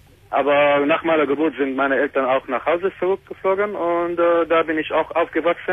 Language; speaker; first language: German; non-native, fluent; Arabic